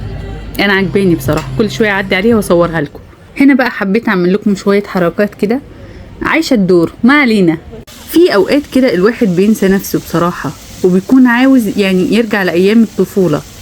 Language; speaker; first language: Arabic; native; Arabic